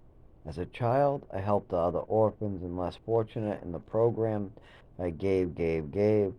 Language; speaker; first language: English; native; English